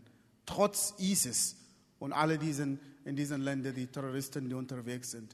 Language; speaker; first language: German; non-native, fluent; Arabic